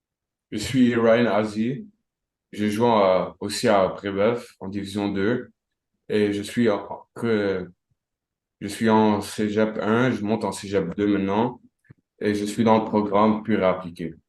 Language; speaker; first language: French; non-native, local second language; Arabic